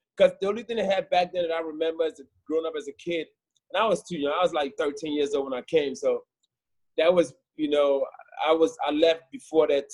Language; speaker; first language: English; native; English